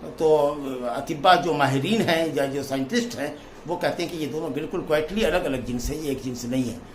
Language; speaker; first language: Urdu; native; Urdu